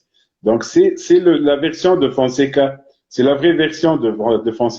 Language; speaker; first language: French; non-native, fluent; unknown